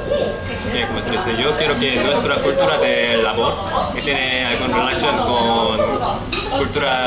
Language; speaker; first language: Spanish; non-native, fluent; Korean